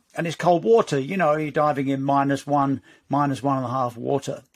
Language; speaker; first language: English; native; English